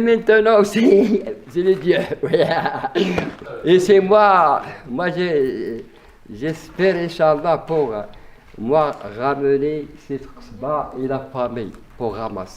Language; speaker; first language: French; non-native, learner; Arabic